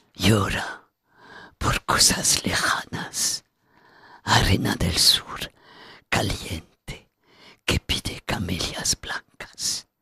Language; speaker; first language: Spanish; non-native, fluent; French